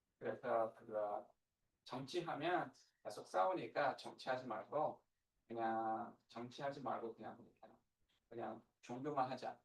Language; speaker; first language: Korean; non-native, learner; English